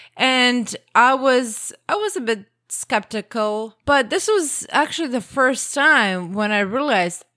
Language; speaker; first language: English; non-native, fluent; Croatian